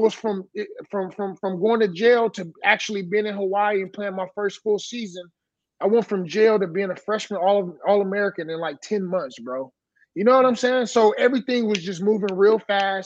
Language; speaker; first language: English; native; English